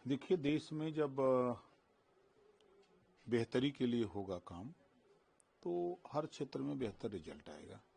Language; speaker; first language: Hindi; native; Hindi